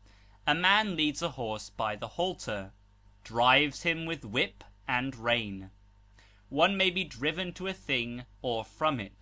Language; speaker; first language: English; native; English